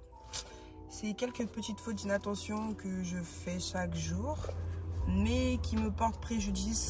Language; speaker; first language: French; native; French